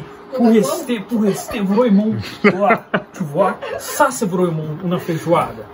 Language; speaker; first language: French; non-native, learner; Portuguese